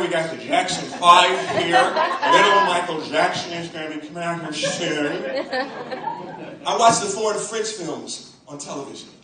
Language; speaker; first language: English; native; English